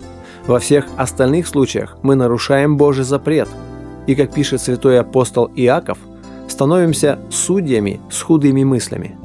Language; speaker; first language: Russian; native; Russian